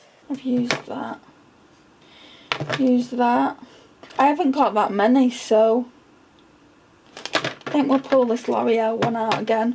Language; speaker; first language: English; native; English